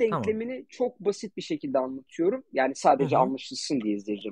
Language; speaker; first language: Turkish; native; Turkish